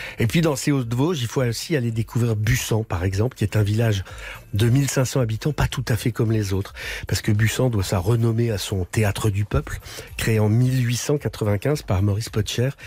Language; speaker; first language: French; native; French